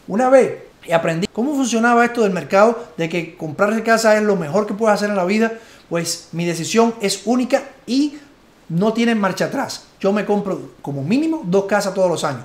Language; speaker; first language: Spanish; native; Spanish